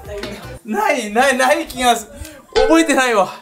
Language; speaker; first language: Japanese; native; Japanese